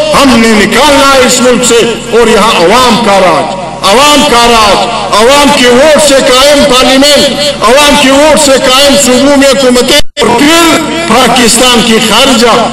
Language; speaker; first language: Urdu; non-native, local second language; Pashto